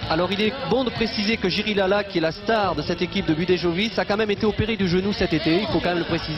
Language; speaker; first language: French; native; French